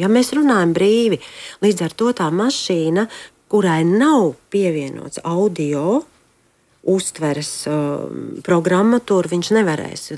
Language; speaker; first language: Latvian; native; Latvian